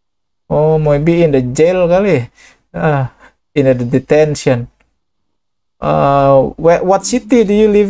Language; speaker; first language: English; non-native, learner; Indonesian